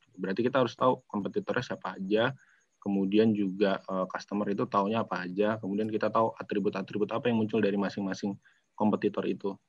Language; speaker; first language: Indonesian; native; Indonesian